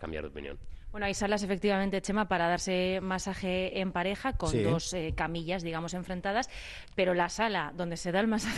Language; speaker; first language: Spanish; native; Spanish